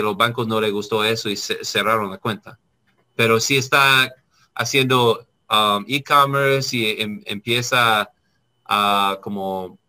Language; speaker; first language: Spanish; non-native, learner; English